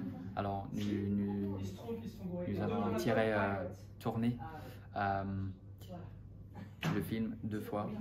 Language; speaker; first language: French; non-native, fluent; English